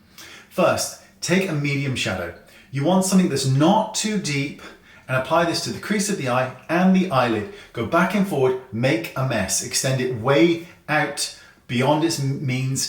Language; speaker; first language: English; native; English